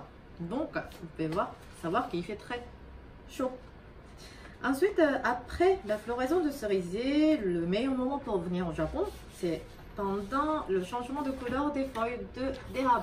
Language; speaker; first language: French; non-native, fluent; Japanese